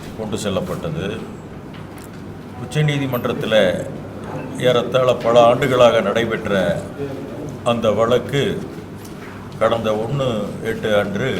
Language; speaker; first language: Tamil; native; Tamil